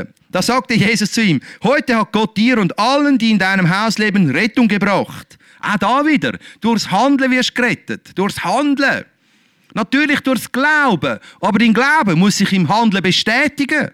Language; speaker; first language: German; native; German